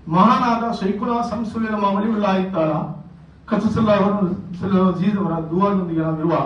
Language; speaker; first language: Kannada; non-native, local second language; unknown